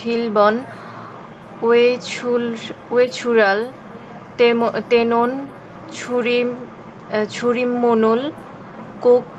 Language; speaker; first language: Korean; non-native, learner; Bangla